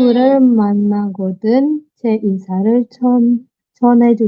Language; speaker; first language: Korean; non-native, learner; Indonesian